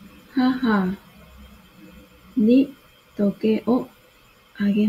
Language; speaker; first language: Japanese; non-native, fluent; Vietnamese